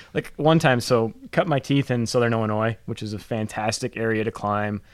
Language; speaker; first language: English; native; English